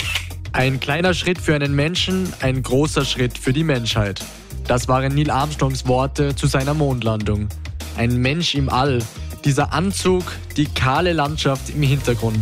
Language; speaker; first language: German; native; German